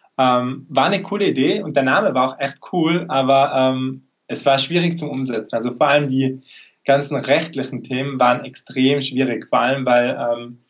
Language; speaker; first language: German; native; German